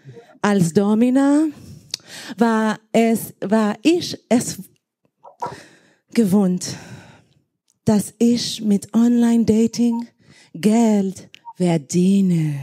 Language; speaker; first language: German; non-native, learner; Spanish